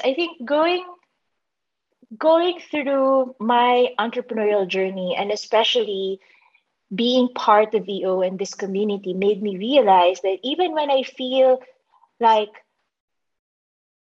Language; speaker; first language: English; non-native, local second language; Filipino